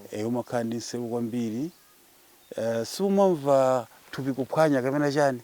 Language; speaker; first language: Nyanja; native; Nyanja